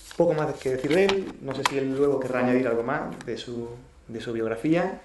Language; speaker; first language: Spanish; native; Spanish